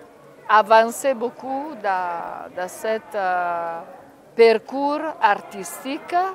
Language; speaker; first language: French; non-native, fluent; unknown